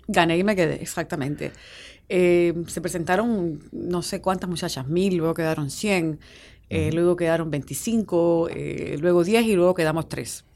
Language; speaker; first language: Spanish; native; Spanish